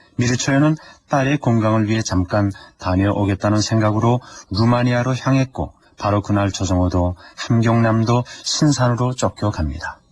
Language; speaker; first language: Korean; native; Korean